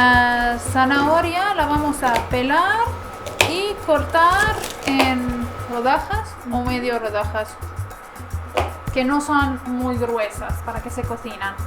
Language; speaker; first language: Spanish; non-native, fluent; Arabic